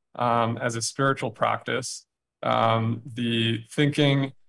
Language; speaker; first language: English; native; English